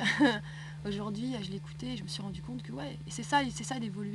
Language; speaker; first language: French; native; French